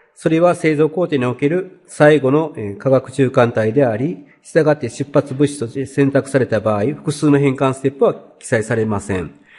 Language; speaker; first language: Japanese; native; Japanese